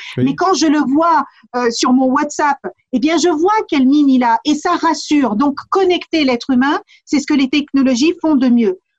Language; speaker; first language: French; early bilingual, other home language; Kabuverdianu